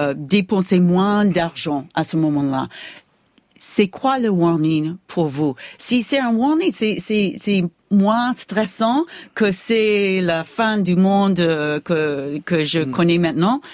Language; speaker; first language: French; non-native, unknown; English